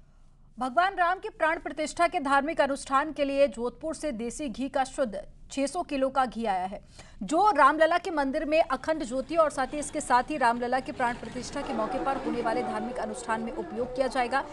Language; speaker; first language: Hindi; native; Hindi